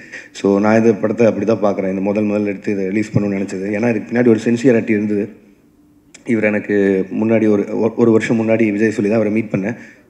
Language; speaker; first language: Tamil; native; Tamil